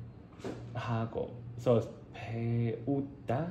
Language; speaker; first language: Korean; non-native, learner; English